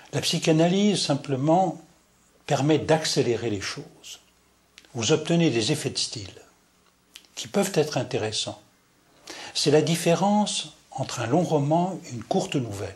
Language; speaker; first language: French; native; French